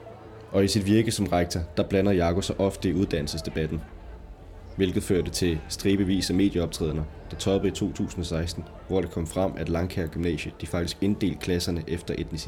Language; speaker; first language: Danish; native; Danish